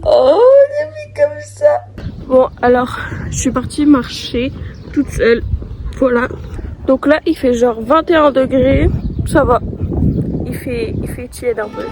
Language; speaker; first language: French; native; French